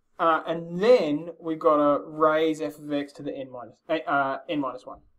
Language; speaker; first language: English; native; English